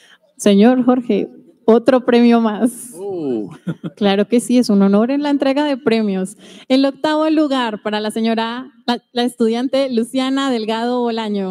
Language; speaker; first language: Spanish; native; Spanish